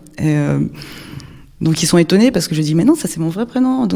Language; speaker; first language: French; native; French